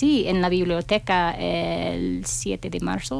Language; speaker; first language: Spanish; non-native, fluent; English